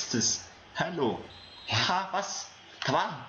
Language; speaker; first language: German; native; German